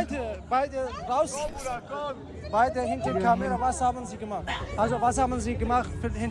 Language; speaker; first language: German; non-native, learner; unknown